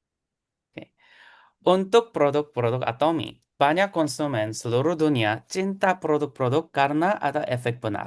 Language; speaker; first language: Indonesian; non-native, fluent; Korean